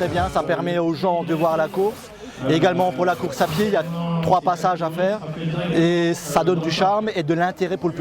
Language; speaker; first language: French; native; French